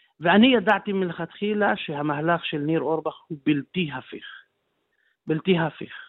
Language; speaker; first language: Hebrew; non-native, local second language; Arabic